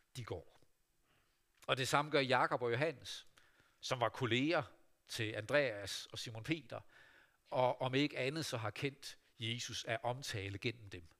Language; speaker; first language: Danish; native; Danish